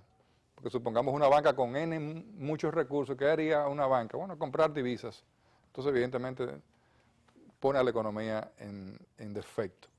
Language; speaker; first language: Spanish; native; Spanish